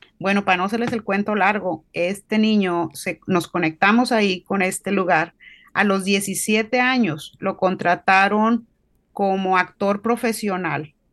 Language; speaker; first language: Spanish; native; Spanish